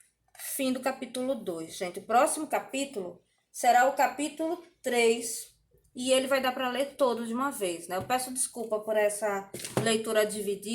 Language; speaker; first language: Portuguese; native; Portuguese